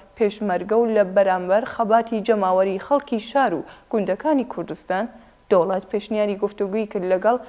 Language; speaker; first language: Central Kurdish; native; Central Kurdish